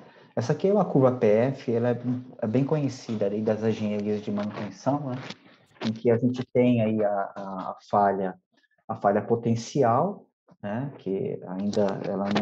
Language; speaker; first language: Portuguese; native; Portuguese